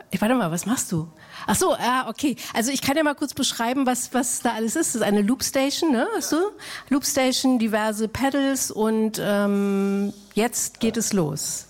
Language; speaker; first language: German; native; German